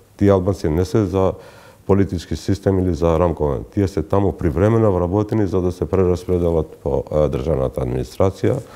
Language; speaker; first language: Macedonian; non-native, local second language; Albanian